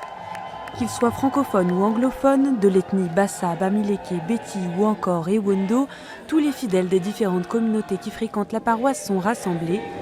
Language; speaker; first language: French; native; French